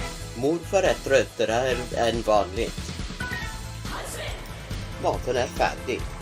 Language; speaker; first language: Swedish; non-native, learner; English